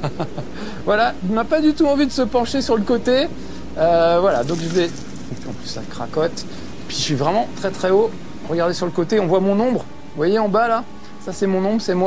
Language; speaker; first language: French; native; French